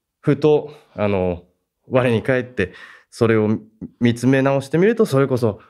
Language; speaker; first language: Japanese; native; Japanese